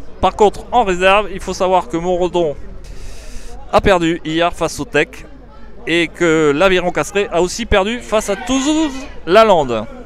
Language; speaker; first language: French; native; French